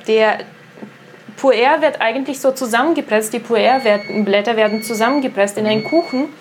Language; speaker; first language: German; non-native, fluent; Russian